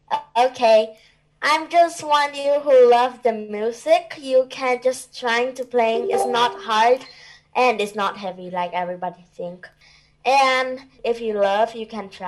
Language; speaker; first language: English; non-native, learner; Thai